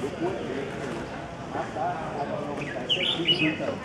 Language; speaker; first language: Spanish; non-native, learner; Vietnamese